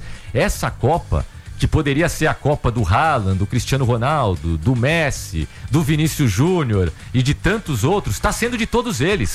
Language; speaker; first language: Portuguese; native; Portuguese